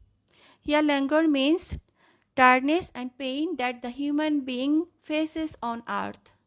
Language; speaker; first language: English; non-native, local second language; Bangla